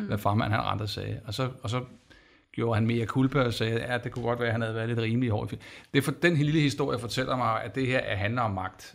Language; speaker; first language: Danish; native; Danish